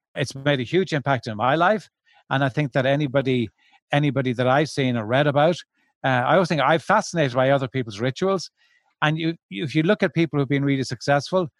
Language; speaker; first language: English; native; English